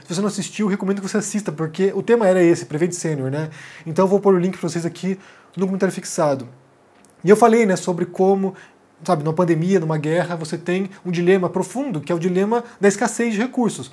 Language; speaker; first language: Portuguese; native; Portuguese